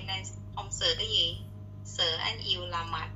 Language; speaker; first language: Vietnamese; non-native, learner; Thai